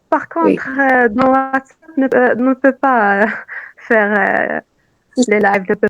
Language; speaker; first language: French; non-native, learner; Arabic